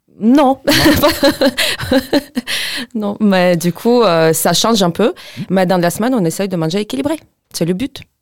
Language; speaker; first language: French; non-native, fluent; Ukrainian